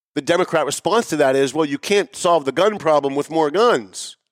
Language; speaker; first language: English; native; English